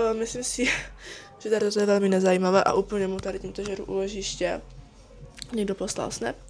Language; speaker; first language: Czech; native; Czech